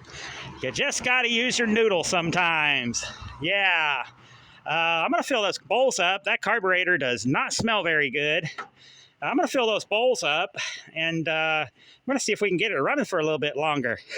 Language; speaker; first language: English; native; English